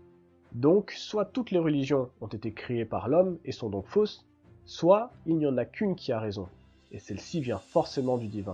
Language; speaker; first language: French; native; French